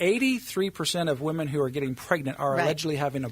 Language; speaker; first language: English; native; English